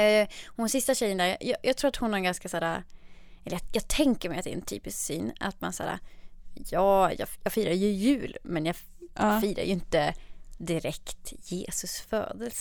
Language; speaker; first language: Swedish; native; Swedish